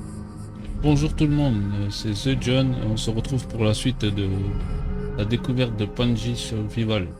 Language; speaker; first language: French; native; French